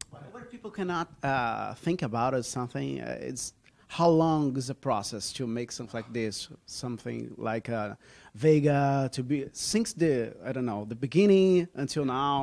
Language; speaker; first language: English; non-native, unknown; Portuguese